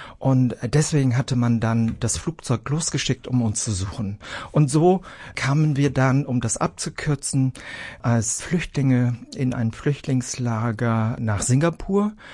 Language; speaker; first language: German; early bilingual, other home language; Vietnamese